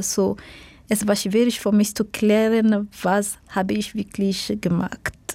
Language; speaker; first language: German; non-native, learner; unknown